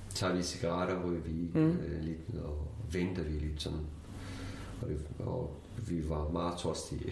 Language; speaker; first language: Danish; non-native, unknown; Kurdish